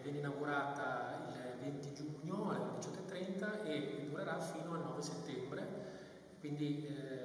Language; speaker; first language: Italian; native; Italian